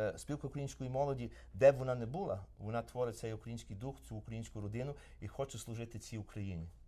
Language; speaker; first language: Ukrainian; early bilingual, heritage; Ukrainian